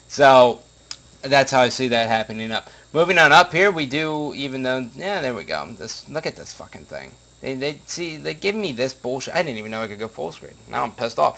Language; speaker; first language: English; native; English